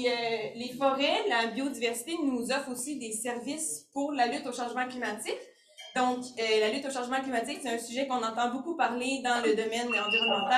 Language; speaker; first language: French; native; French